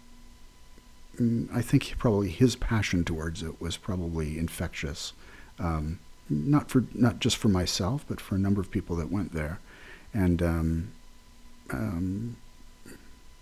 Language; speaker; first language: English; native; English